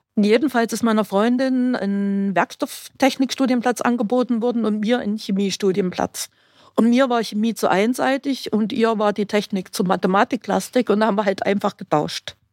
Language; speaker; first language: German; native; German